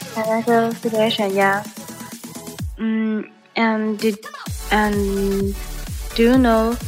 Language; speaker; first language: English; non-native, learner; Chinese